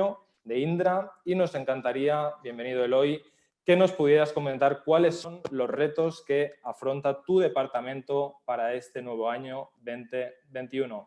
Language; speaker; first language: Spanish; native; Spanish